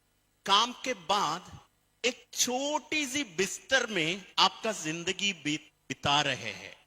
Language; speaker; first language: Hindi; non-native, local second language; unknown